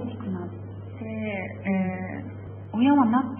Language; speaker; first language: Japanese; non-native, learner; Persian